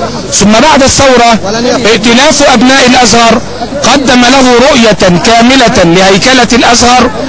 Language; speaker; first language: Arabic; native; Arabic